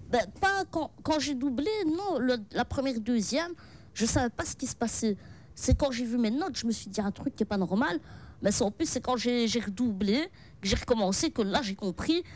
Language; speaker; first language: French; early bilingual, other home language; Arabic